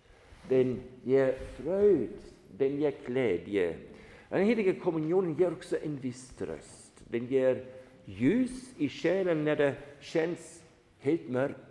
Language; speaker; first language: Swedish; non-native, fluent; German